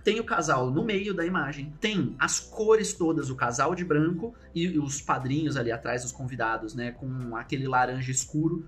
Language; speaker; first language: Portuguese; native; Portuguese